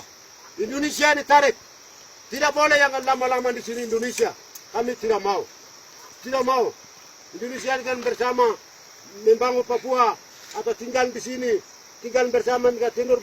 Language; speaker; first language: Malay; non-native, local second language; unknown